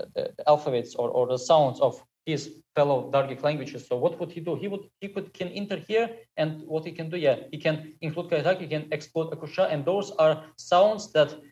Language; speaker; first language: English; non-native, fluent; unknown